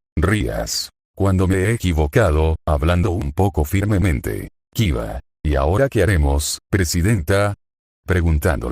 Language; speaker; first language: Spanish; native; Spanish